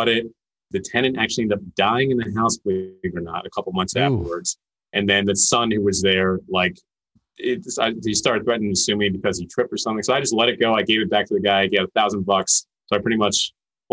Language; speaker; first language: English; native; English